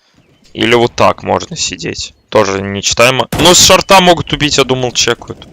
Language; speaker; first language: Russian; native; Russian